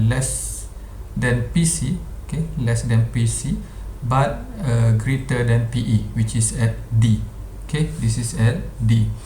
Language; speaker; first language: English; non-native, local second language; Malay